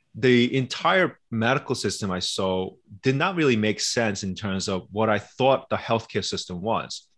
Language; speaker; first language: English; early bilingual, other home language; Korean